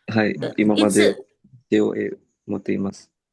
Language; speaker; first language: Japanese; non-native, learner; Indonesian